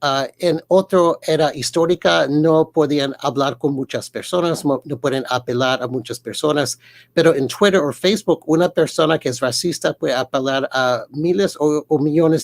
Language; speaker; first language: Spanish; early bilingual, heritage; Spanish